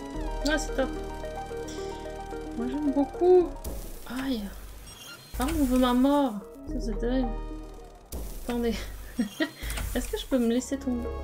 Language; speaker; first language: French; native; French